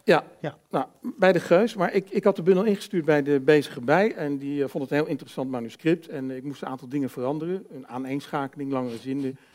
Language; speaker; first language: Dutch; native; Dutch